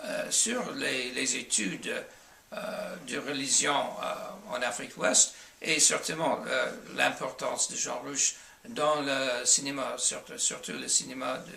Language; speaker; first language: French; non-native, fluent; English